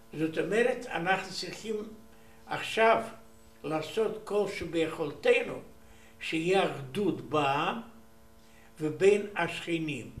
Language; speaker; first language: Hebrew; non-native, learner; Romanian